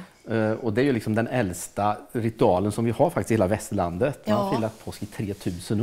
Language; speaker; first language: Swedish; native; Swedish